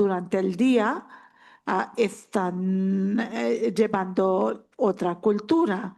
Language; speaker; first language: Spanish; non-native, learner; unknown